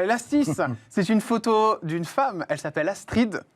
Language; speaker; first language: French; native; French